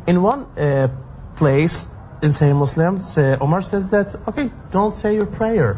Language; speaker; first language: English; non-native, fluent; Persian